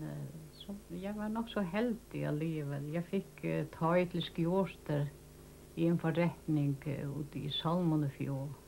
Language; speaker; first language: Danish; non-native, local second language; Faroese